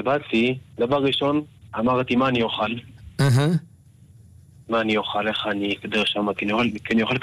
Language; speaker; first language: Hebrew; early bilingual, other home language; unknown